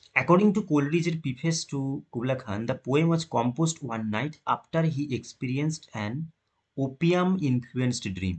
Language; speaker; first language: English; non-native, local second language; Bangla